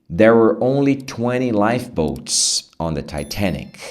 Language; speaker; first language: English; non-native, fluent; Portuguese